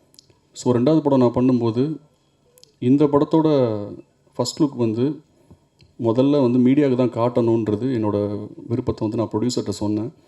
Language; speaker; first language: Tamil; native; Tamil